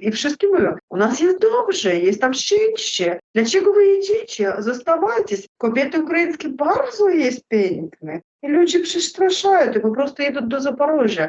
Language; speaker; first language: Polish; non-native, learner; Russian